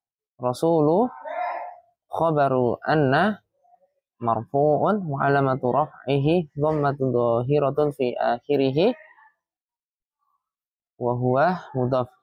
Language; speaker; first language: Arabic; non-native, fluent; Indonesian